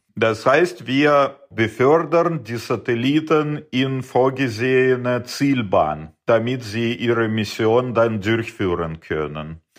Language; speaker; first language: German; non-native, fluent; Russian